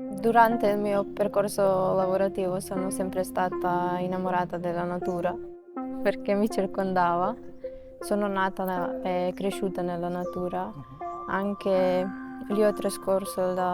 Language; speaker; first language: Italian; non-native, fluent; Macedonian